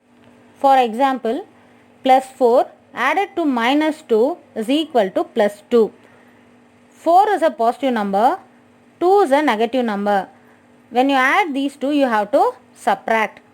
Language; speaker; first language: English; non-native, local second language; Tamil